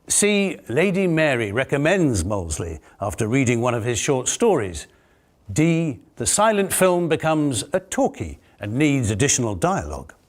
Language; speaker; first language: English; native; English